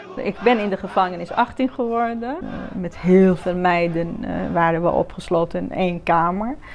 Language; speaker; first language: Dutch; non-native, fluent; Persian